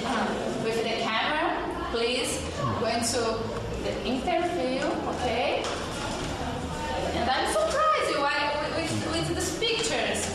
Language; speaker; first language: English; non-native, learner; Portuguese